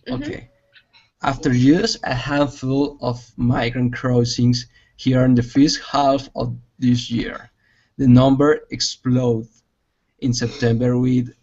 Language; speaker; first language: English; non-native, learner; Spanish